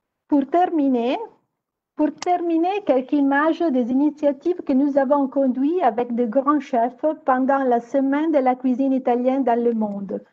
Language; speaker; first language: French; non-native, fluent; Italian